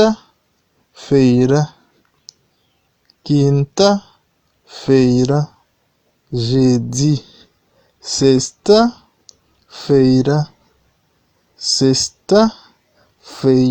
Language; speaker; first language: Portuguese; non-native, fluent; Haitian Creole